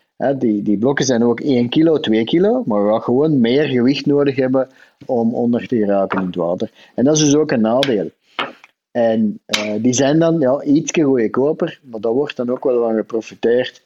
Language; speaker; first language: Dutch; native; Dutch